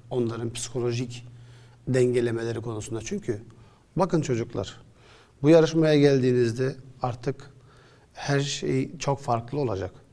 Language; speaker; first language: Turkish; early bilingual, other home language; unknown